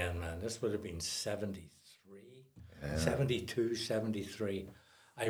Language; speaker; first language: English; native; English